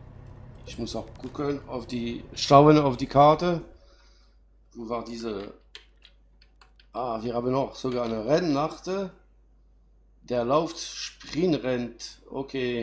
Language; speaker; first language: German; non-native, fluent; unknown